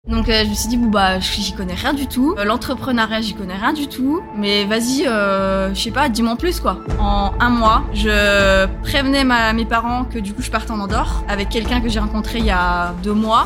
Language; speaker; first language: French; native; French